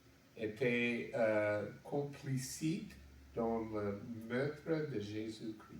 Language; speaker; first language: French; non-native, learner; English